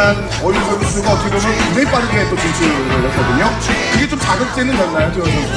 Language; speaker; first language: Korean; native; Korean